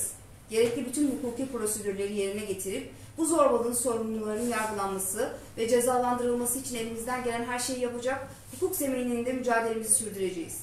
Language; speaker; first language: Turkish; native; Turkish